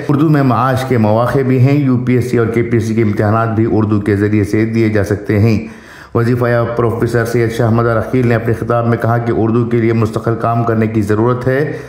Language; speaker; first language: Urdu; native; Urdu